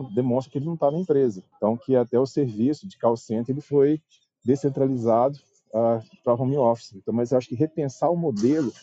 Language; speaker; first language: Portuguese; native; Portuguese